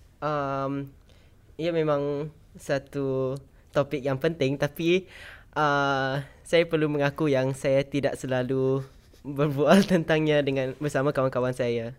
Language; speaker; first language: Malay; native; Malay